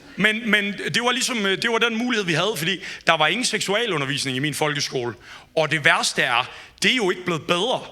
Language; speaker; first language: Danish; native; Danish